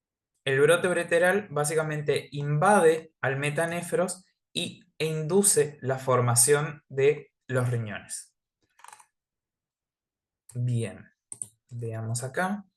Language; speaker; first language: Spanish; native; Spanish